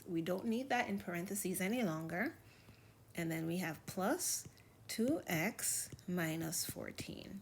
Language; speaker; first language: English; native; English